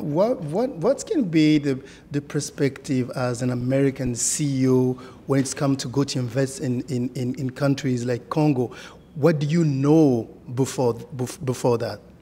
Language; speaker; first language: English; non-native, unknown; Lingala